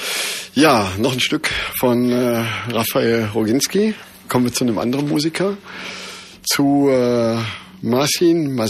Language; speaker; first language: German; native; German